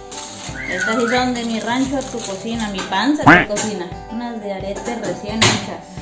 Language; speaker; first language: Spanish; native; Spanish